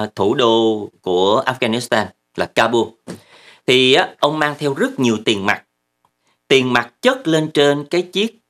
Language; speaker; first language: Vietnamese; native; Vietnamese